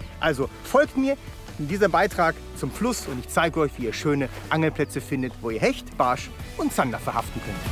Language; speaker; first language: German; native; German